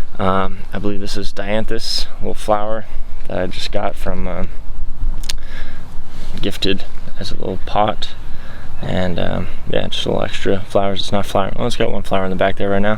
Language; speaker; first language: English; native; English